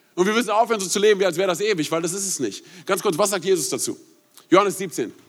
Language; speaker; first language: German; native; German